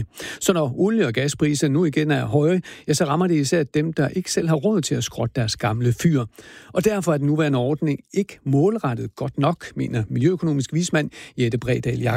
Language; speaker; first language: Danish; native; Danish